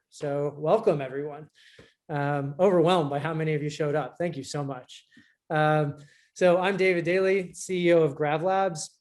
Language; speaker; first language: English; native; English